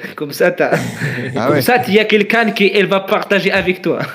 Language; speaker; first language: French; non-native, learner; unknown